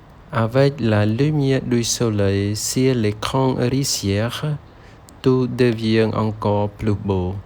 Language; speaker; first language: French; non-native, learner; Khmer